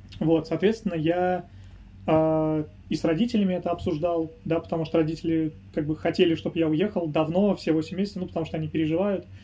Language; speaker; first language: Russian; native; Russian